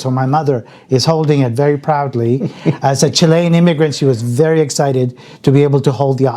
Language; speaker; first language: English; early bilingual, other home language; Spanish